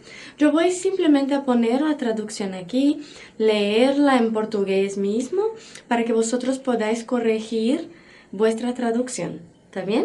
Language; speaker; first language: Spanish; non-native, fluent; Portuguese